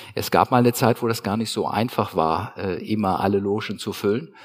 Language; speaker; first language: German; native; German